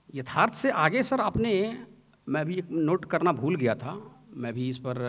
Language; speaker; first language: Hindi; native; Hindi